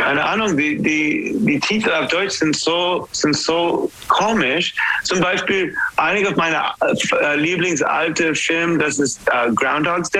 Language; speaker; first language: German; non-native, learner; English